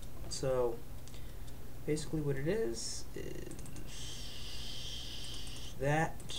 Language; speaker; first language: English; native; English